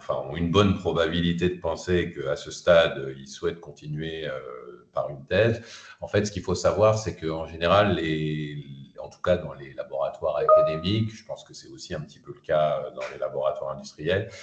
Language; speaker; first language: French; native; French